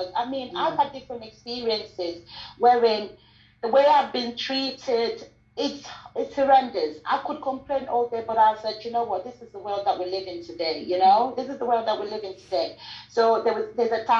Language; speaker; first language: English; non-native, local second language; Krio